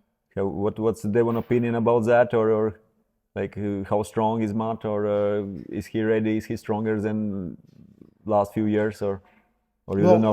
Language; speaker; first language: English; non-native, fluent; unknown